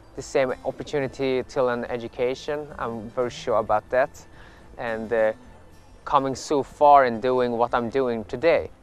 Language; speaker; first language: English; early bilingual, other home language; Swedish